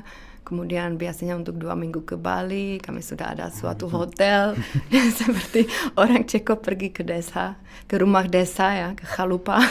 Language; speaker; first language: Indonesian; non-native, fluent; Czech